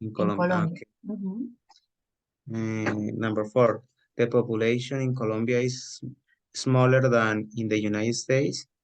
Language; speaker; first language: English; non-native, learner; Spanish